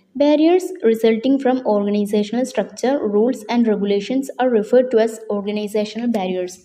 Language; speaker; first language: English; non-native, local second language; Malayalam